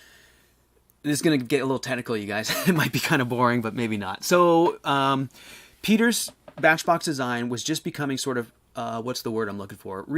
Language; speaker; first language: English; native; English